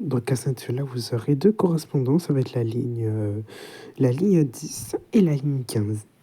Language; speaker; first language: French; native; French